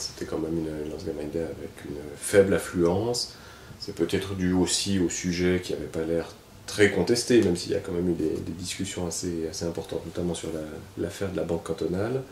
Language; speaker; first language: French; native; French